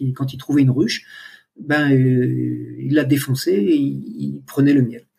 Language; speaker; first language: French; native; French